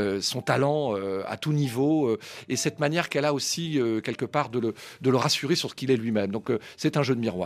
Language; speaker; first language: French; native; French